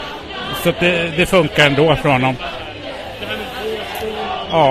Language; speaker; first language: Swedish; native; Swedish